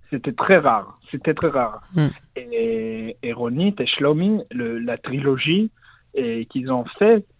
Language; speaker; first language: French; non-native, learner; Hebrew